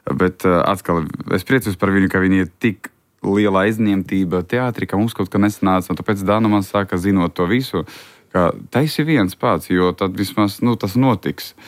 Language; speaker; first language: Latvian; non-native, local second language; Russian